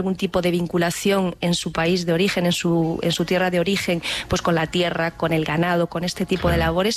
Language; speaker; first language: Spanish; native; Spanish